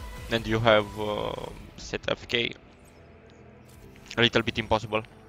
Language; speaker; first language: English; non-native, learner; Romanian